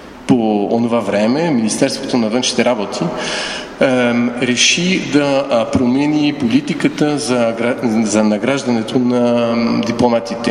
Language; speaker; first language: Bulgarian; non-native, fluent; French